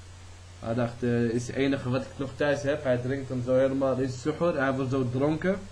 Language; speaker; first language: Dutch; early bilingual, other home language; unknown